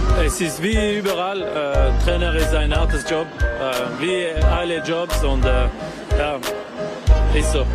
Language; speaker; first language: German; non-native, local second language; French